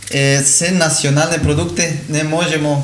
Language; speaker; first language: Ukrainian; non-native, learner; Spanish